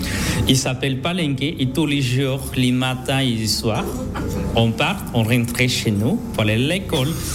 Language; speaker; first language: French; non-native, learner; Spanish